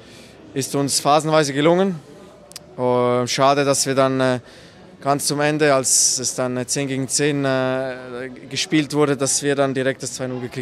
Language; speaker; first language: German; native; German